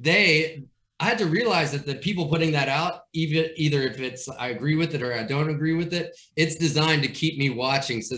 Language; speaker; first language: English; native; English